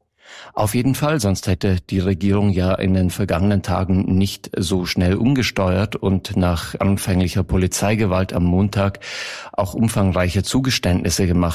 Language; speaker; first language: German; native; German